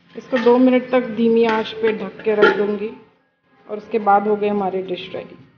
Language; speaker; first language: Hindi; non-native, local second language; Marathi